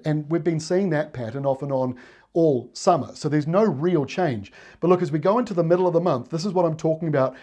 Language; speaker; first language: English; native; English